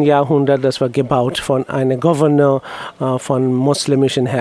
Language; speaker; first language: German; non-native, learner; Bangla